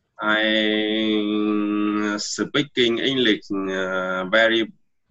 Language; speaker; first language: English; non-native, learner; Vietnamese